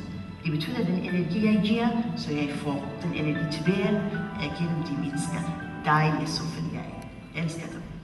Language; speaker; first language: Danish; non-native, learner; Central Kurdish